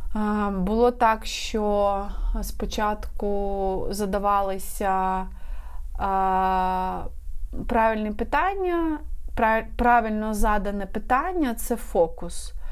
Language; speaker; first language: Ukrainian; non-native, local second language; Russian